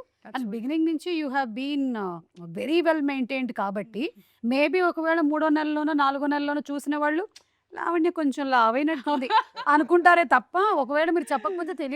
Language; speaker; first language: Telugu; native; Telugu